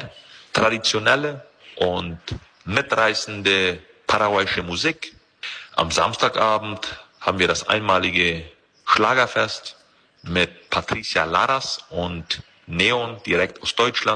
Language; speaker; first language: German; early bilingual, heritage; German